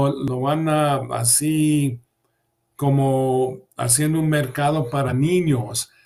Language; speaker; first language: Spanish; early bilingual, heritage; English